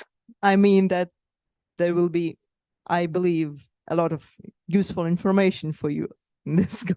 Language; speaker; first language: English; non-native, fluent; Russian